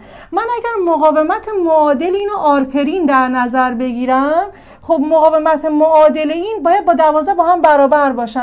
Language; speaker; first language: Persian; native; Persian